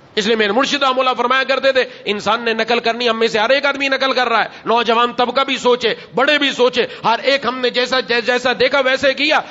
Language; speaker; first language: Urdu; non-native, local second language; Punjabi